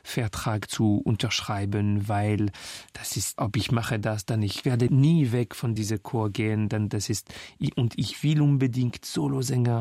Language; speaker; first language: German; non-native, fluent; French